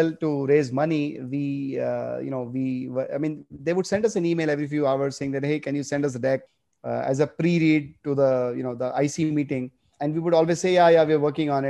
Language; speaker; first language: English; non-native, local second language; Gujarati